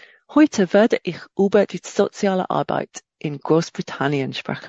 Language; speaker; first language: German; non-native, fluent; English